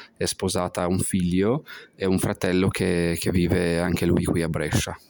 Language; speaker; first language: Italian; non-native, fluent; Albanian